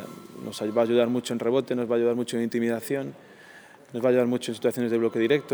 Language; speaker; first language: Spanish; native; Spanish